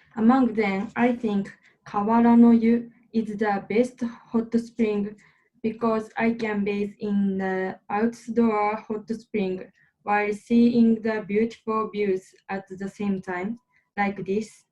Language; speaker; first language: English; non-native, learner; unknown